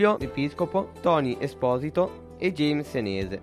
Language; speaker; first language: Italian; native; Italian